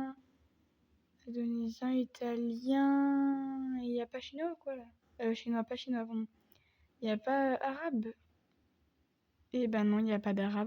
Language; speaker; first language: French; native; French